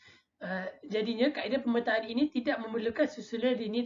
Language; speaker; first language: Malay; native; Malay